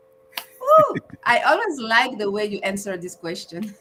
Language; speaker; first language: English; non-native, fluent; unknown